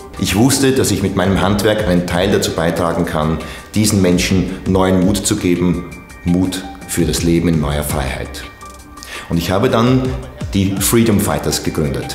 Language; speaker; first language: German; native; German